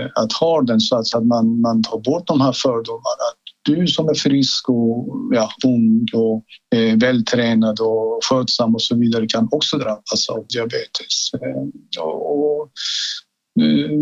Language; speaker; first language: Swedish; non-native, fluent; Persian